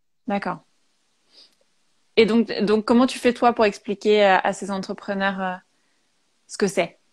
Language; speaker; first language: French; native; French